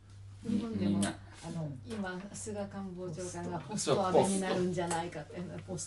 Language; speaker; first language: Japanese; native; Japanese